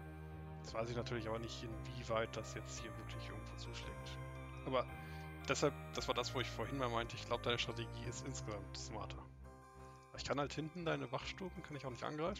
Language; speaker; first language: German; native; German